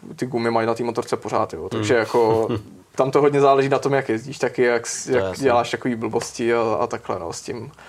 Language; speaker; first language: Czech; native; Czech